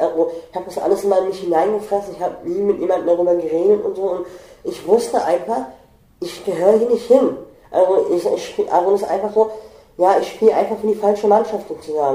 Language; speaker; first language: German; native; German